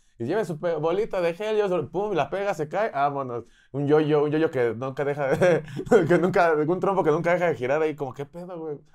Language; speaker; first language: Spanish; native; Spanish